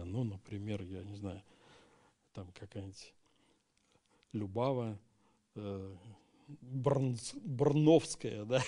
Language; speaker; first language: Russian; native; Russian